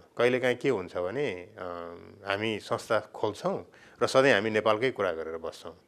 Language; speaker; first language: Nepali; native; Nepali